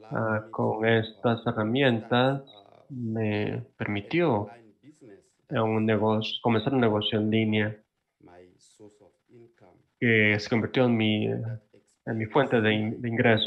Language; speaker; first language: Spanish; non-native, fluent; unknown